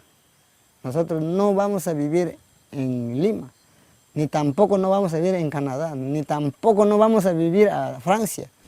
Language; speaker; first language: Spanish; non-native, local second language; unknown